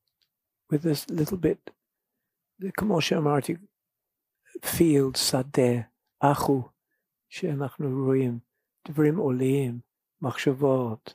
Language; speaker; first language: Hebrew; non-native, fluent; English